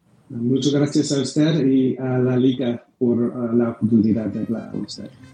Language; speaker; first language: Spanish; non-native, fluent; English